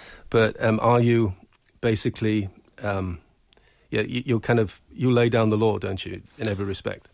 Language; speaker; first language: English; native; English